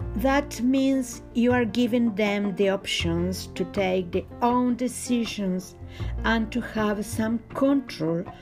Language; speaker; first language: English; non-native, learner; Spanish